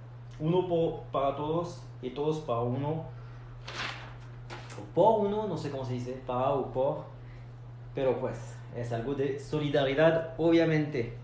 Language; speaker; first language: Spanish; non-native, fluent; French